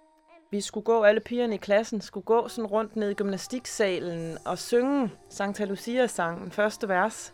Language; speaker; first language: Danish; native; Danish